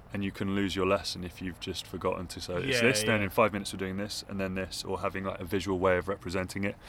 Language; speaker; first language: English; native; English